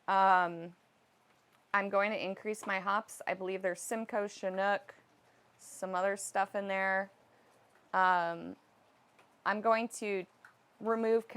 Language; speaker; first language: English; native; English